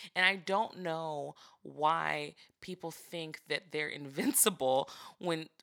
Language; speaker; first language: English; early bilingual, other home language; Yoruba